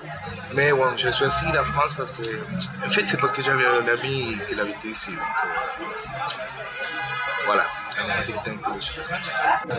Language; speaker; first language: French; non-native, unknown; Spanish